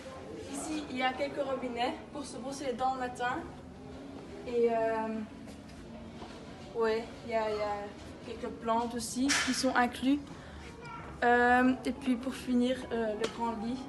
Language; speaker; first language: French; non-native, fluent; Dutch